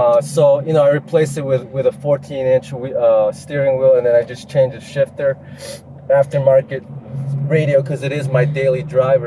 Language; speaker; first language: English; native; English